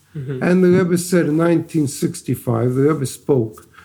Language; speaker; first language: English; native; English